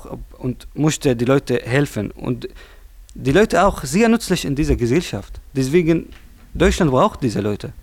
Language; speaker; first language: German; non-native, learner; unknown